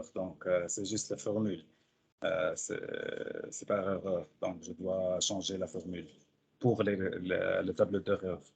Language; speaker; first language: French; non-native, fluent; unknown